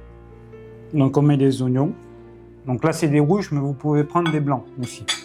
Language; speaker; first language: French; native; French